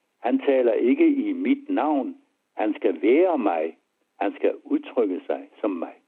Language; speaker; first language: Danish; native; Danish